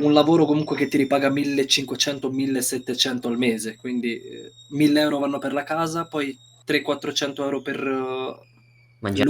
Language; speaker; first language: Italian; non-native, fluent; Romanian